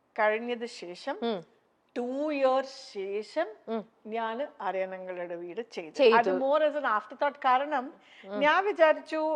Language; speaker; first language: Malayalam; non-native, fluent; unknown